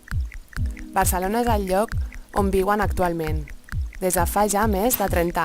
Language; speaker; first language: Catalan; non-native, local second language; Spanish